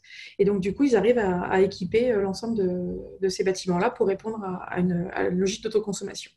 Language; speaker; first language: French; native; French